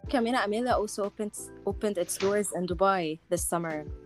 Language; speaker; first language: English; non-native, local second language; Arabic